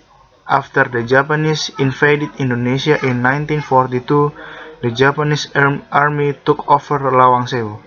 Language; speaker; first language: English; non-native, learner; Indonesian